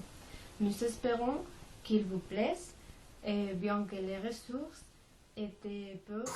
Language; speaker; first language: French; non-native, learner; Spanish